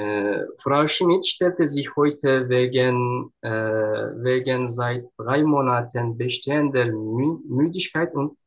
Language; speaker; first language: German; non-native, learner; Turkish